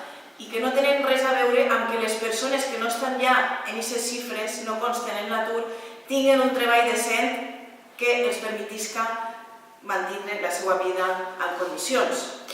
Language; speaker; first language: Catalan; native; Catalan